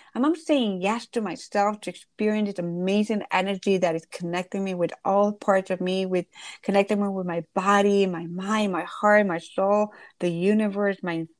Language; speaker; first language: English; non-native, fluent; Spanish